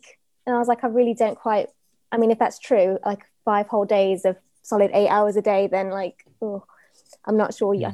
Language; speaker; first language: English; native; English